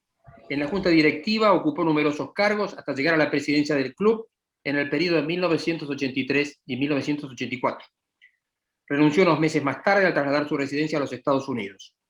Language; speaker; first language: Spanish; native; Spanish